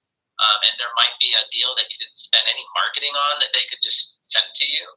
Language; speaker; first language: English; native; English